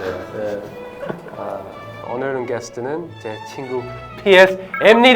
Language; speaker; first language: Korean; non-native, fluent; English